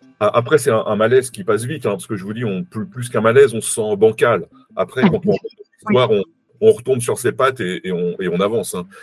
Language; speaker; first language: French; native; French